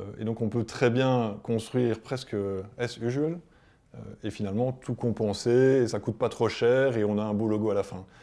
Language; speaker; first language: French; native; French